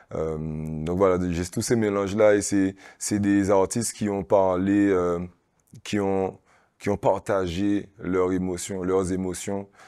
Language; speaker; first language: French; native; French